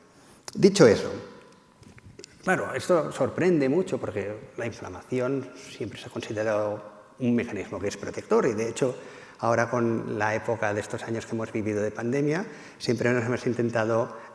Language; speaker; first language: Spanish; native; Spanish